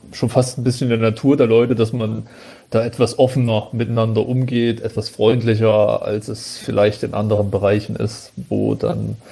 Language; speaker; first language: German; native; German